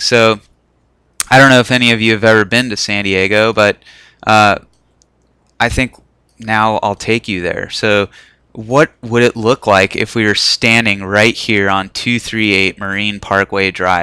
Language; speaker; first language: English; native; English